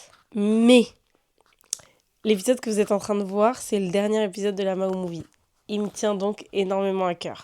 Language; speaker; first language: French; native; French